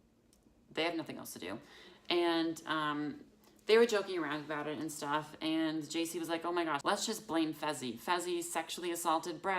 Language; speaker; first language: English; native; English